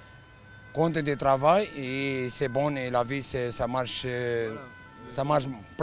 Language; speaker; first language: French; non-native, learner; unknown